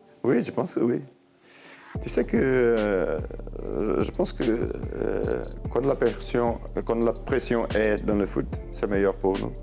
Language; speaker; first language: French; non-native, learner; Portuguese